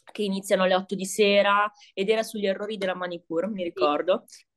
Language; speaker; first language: Italian; native; Italian